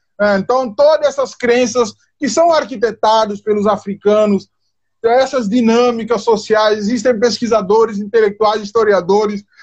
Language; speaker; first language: Portuguese; non-native, local second language; Upper Guinea Crioulo